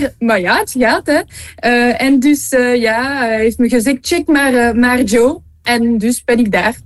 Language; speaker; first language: Dutch; non-native, local second language; French